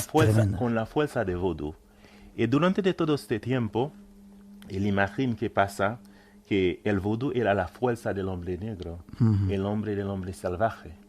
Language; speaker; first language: Spanish; non-native, fluent; Haitian Creole